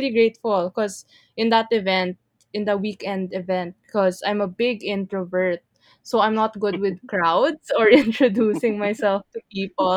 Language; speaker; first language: English; non-native, local second language; Filipino